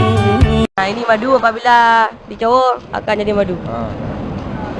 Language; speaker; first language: Indonesian; non-native, local second language; Achinese